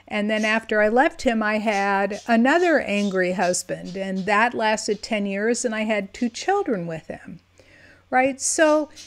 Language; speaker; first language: English; native; English